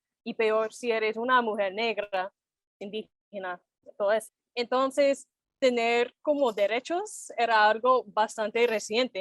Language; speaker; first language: Spanish; non-native, fluent; English